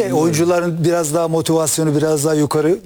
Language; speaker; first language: Turkish; native; Turkish